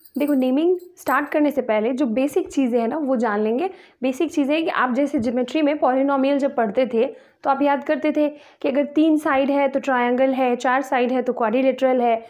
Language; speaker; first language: Hindi; native; Hindi